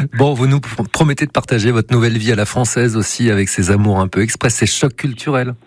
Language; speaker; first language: French; native; French